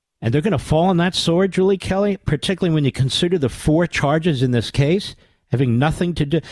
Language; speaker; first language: English; native; English